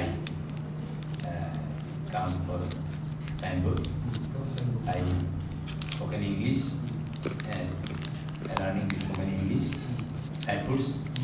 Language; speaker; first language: English; non-native, learner; Bangla